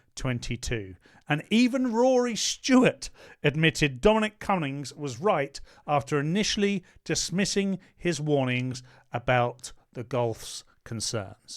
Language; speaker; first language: English; native; English